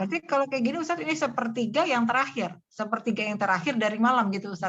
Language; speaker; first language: Indonesian; native; Indonesian